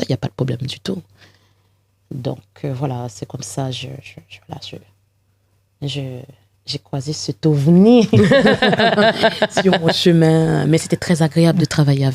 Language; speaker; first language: French; non-native, local second language; Haitian Creole